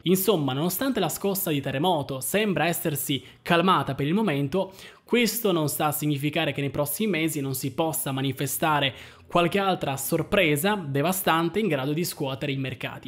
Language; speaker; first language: Italian; native; Italian